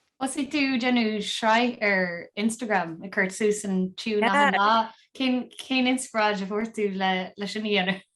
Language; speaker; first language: Irish; native; Irish